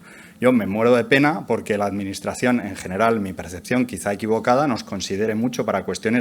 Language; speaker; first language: Spanish; native; Spanish